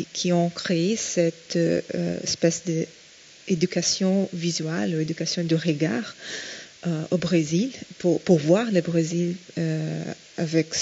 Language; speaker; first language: French; non-native, fluent; Portuguese